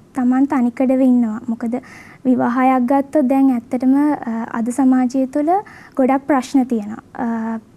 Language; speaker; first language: Sinhala; native; Sinhala